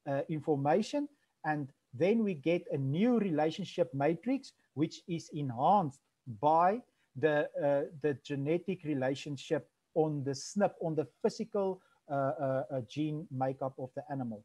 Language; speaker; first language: English; non-native, local second language; Afrikaans